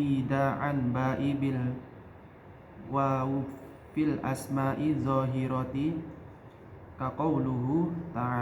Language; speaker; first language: Arabic; non-native, learner; Indonesian